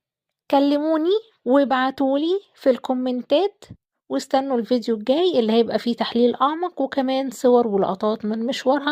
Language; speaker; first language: Arabic; native; Arabic